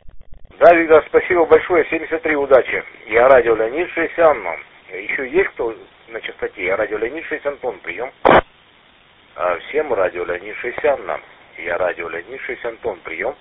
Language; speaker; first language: Russian; native; Russian